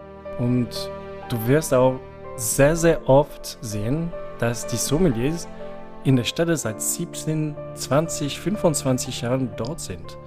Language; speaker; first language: German; non-native, fluent; French